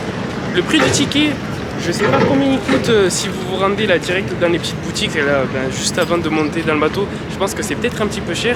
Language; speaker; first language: French; native; French